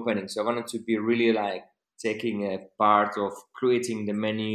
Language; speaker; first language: English; non-native, fluent; Slovak